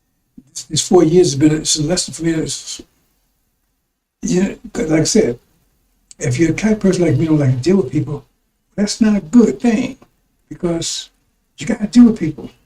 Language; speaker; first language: English; native; English